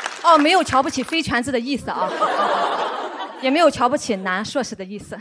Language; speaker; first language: Chinese; native; Chinese